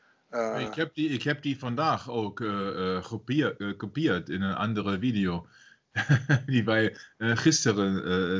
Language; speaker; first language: Dutch; non-native, fluent; German